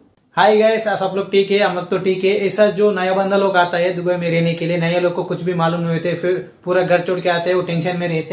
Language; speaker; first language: Hindi; non-native, local second language; Telugu